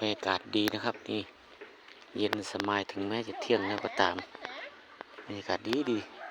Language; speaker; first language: Thai; non-native, local second language; Hmong